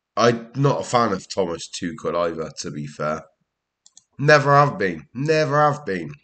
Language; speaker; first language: English; native; English